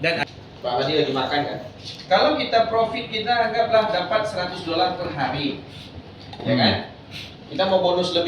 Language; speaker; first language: Indonesian; native; Indonesian